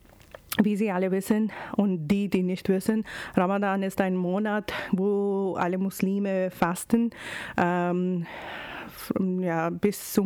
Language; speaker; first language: German; non-native, learner; Urdu